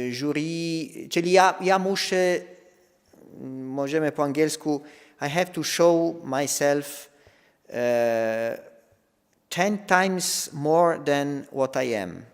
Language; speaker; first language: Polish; non-native, fluent; Italian